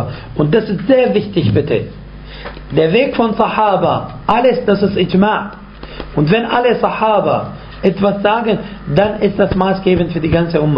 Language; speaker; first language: German; non-native, fluent; Arabic